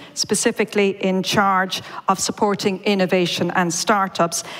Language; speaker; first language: English; native; English